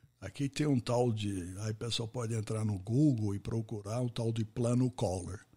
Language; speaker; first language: Portuguese; non-native, fluent; English